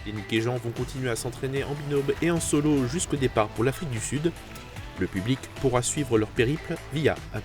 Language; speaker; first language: French; native; French